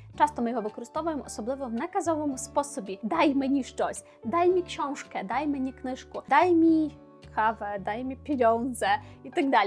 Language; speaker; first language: Polish; non-native, learner; Ukrainian